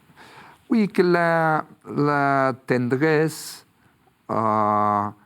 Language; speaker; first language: French; non-native, fluent; Spanish